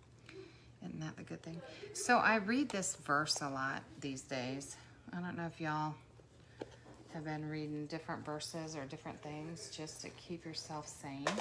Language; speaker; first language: English; native; English